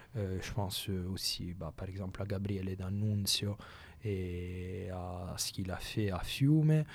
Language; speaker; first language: French; non-native, local second language; Italian